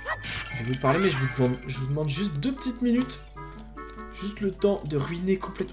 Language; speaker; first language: French; native; French